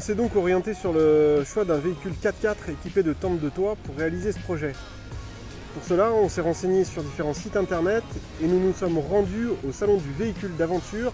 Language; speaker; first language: French; native; French